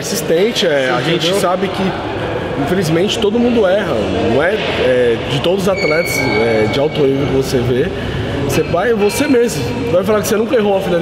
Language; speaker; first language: Portuguese; native; Portuguese